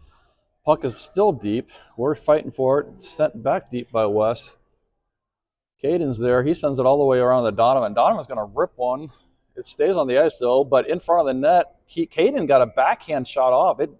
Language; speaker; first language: English; native; English